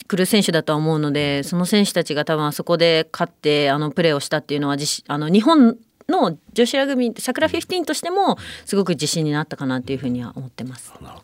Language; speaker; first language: Japanese; native; Japanese